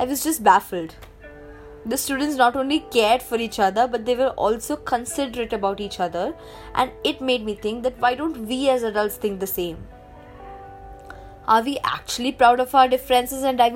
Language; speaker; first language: English; non-native, local second language; Hindi